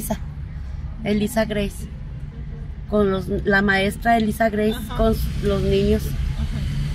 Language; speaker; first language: Spanish; native; Spanish